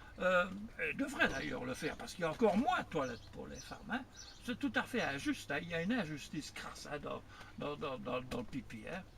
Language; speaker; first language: French; native; French